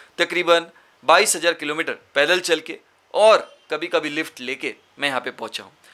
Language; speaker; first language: Hindi; native; Hindi